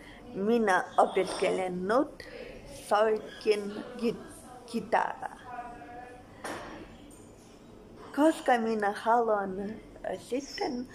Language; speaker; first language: Finnish; non-native, learner; Russian